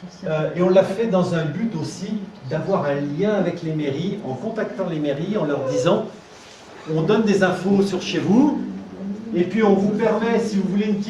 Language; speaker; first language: French; native; French